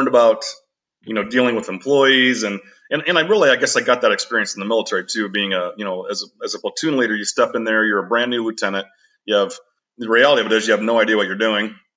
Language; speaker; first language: English; native; English